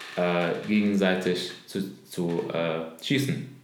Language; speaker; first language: German; non-native, fluent; Arabic